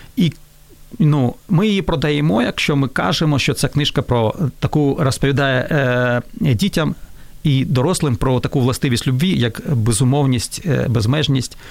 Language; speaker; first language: Ukrainian; non-native, local second language; Russian